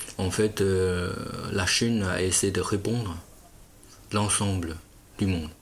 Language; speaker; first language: French; non-native, fluent; Chinese